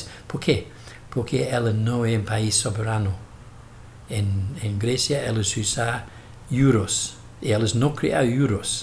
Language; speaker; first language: Portuguese; non-native, fluent; English